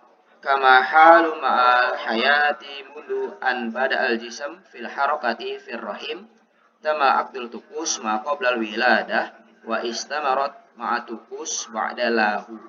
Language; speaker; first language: Arabic; non-native, learner; Indonesian